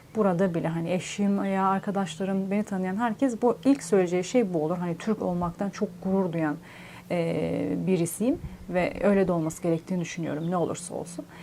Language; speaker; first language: Turkish; native; Turkish